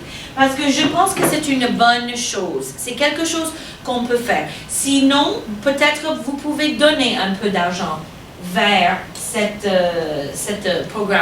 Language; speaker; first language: French; non-native, fluent; English